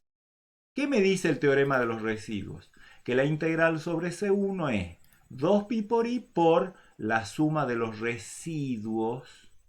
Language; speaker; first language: Spanish; native; Spanish